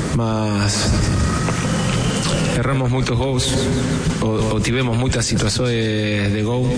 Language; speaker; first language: Portuguese; non-native, fluent; Spanish